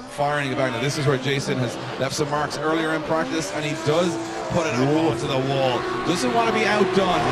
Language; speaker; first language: English; native; English